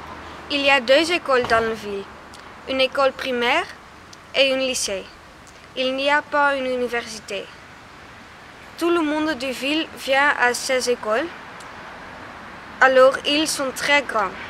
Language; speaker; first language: French; non-native, learner; Dutch